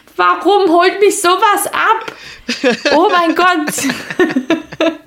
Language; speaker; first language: German; native; German